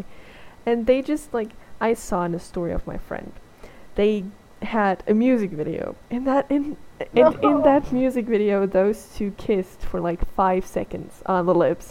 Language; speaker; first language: English; non-native, fluent; German